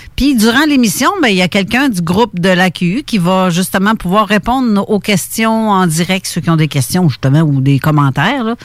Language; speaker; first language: French; native; French